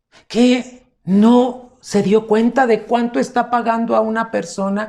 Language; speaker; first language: Spanish; native; Spanish